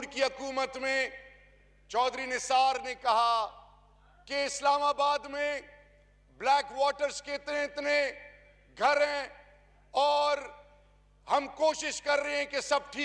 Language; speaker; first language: Urdu; non-native, local second language; Pashto